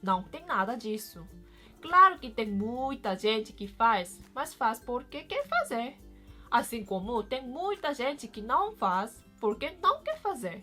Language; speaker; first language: Portuguese; non-native, fluent; Korean